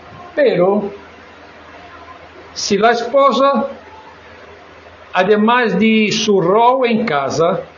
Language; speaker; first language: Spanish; non-native, fluent; Portuguese